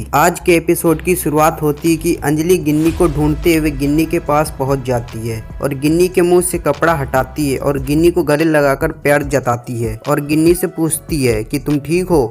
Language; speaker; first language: Hindi; native; Hindi